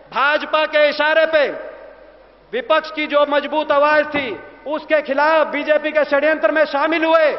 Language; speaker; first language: Hindi; native; Hindi